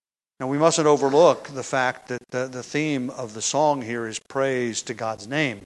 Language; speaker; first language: English; native; English